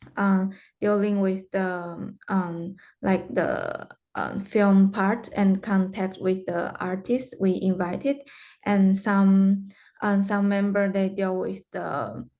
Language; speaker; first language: English; non-native, fluent; Chinese